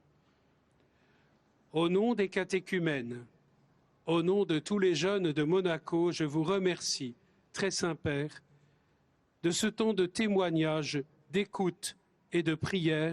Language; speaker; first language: French; native; French